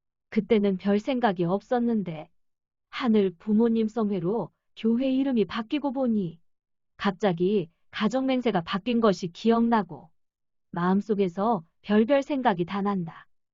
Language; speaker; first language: Korean; non-native, fluent; Japanese